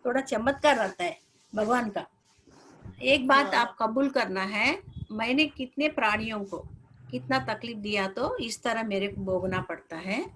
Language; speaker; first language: Hindi; non-native, local second language; Telugu